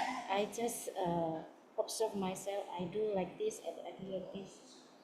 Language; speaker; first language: English; non-native, learner; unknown